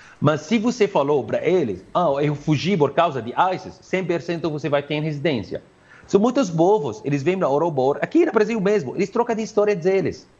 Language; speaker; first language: Portuguese; non-native, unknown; Arabic